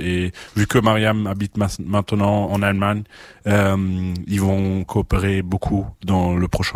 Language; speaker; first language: French; non-native, fluent; German